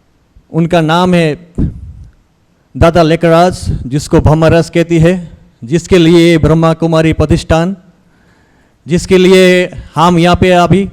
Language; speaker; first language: Hindi; non-native, learner; Bangla